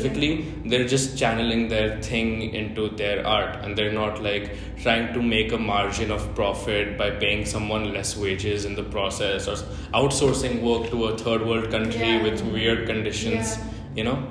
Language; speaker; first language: English; non-native, local second language; Hindi